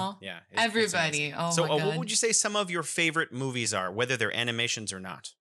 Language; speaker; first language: English; native; English